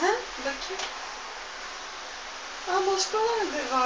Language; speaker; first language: Turkish; non-native, learner; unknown